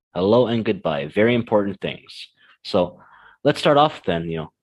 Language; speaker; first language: English; native; English